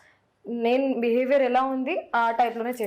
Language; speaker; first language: Telugu; non-native, fluent; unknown